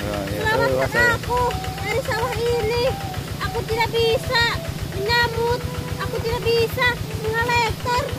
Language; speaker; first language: Indonesian; non-native, local second language; Sundanese